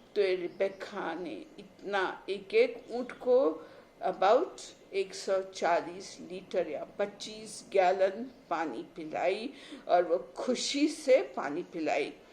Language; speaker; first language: Hindi; non-native, local second language; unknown